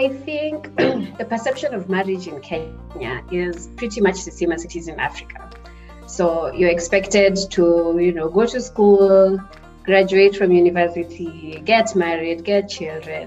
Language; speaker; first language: English; non-native, local second language; Swahili